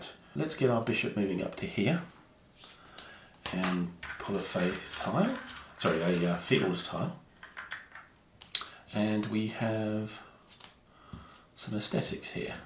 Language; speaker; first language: English; native; English